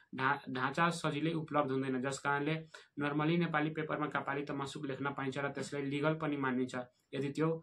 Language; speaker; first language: Nepali; non-native, local second language; Bhojpuri